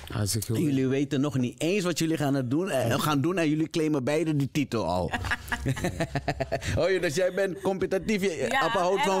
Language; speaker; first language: Dutch; native; Dutch